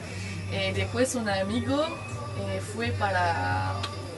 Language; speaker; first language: Spanish; non-native, learner; French